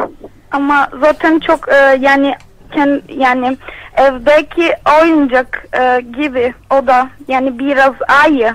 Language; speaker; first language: Turkish; non-native, learner; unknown